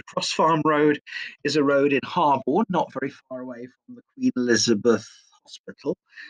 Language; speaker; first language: English; native; English